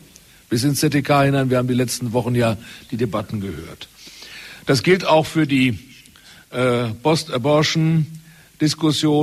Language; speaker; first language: German; native; German